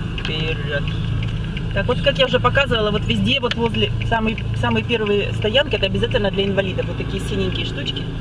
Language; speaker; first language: Russian; native; Russian